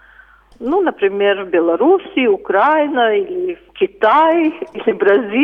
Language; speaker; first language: Russian; non-native, local second language; Latvian